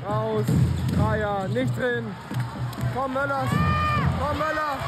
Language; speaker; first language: German; native; German